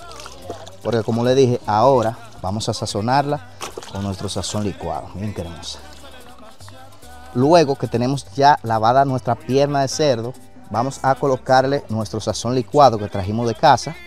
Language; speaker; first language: Spanish; native; Spanish